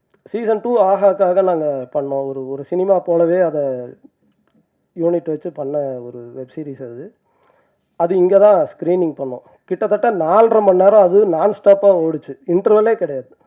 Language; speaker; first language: Tamil; native; Tamil